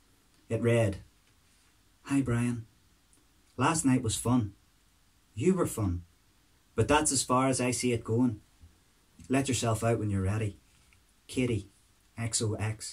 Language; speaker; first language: English; native; English